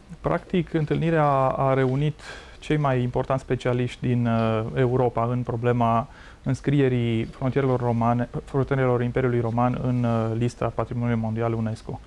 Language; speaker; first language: Romanian; native; Romanian